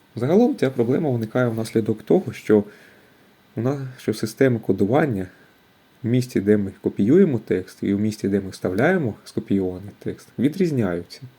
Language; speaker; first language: Ukrainian; native; Ukrainian